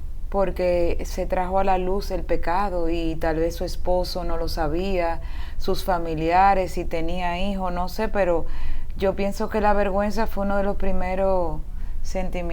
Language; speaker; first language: Spanish; native; Spanish